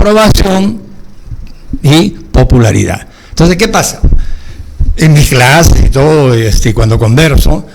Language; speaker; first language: Spanish; native; Spanish